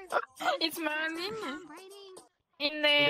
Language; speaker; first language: English; non-native, learner; French